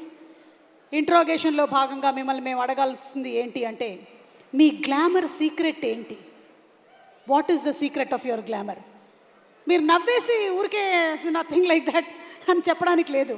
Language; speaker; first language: Telugu; native; Telugu